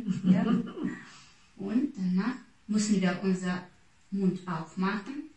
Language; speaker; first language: German; non-native, fluent; Russian